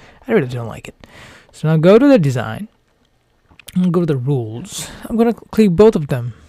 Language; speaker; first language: English; non-native, fluent; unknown